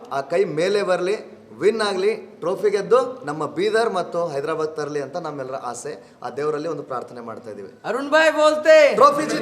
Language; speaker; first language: Kannada; native; Kannada